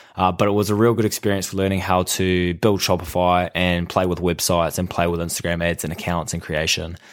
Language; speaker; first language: English; native; English